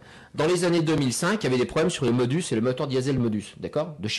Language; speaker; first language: French; native; French